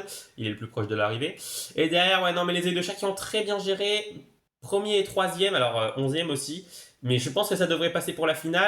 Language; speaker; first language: French; native; French